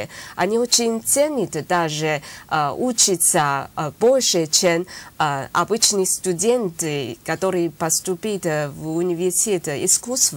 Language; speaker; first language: Russian; non-native, learner; Chinese